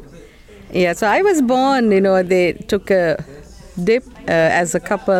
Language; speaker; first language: English; non-native, local second language; Hindi